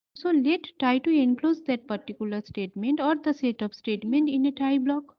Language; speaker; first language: English; non-native, local second language; Bangla